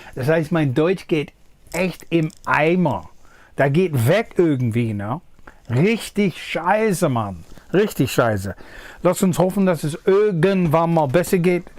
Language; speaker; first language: German; non-native, fluent; English